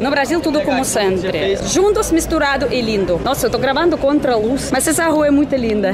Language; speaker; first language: Portuguese; non-native, fluent; Russian